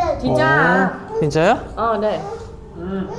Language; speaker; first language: Korean; non-native, learner; Vietnamese